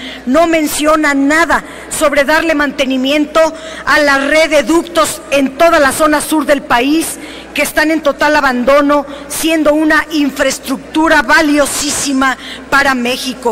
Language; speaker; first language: Spanish; native; Spanish